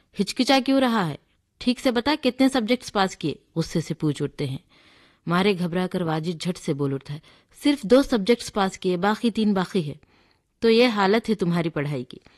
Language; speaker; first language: Hindi; native; Hindi